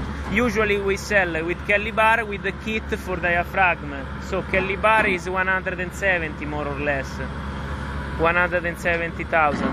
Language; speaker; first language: English; non-native, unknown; Italian